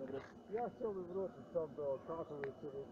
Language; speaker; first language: Polish; non-native, learner; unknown